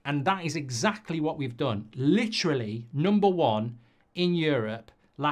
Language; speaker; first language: English; native; English